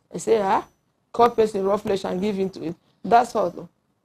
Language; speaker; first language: English; non-native, local second language; Igbo